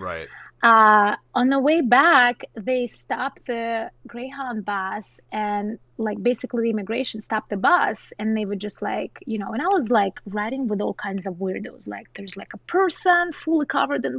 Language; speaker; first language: English; non-native, fluent; Russian